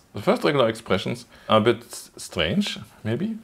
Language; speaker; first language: English; non-native, fluent; German